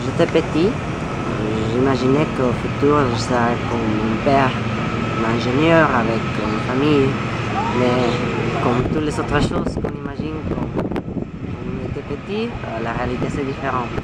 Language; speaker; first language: French; non-native, learner; Spanish